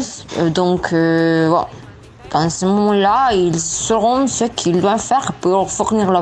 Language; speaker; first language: French; non-native, learner; Spanish